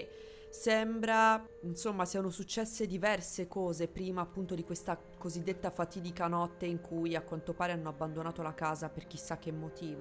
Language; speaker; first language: Italian; native; Italian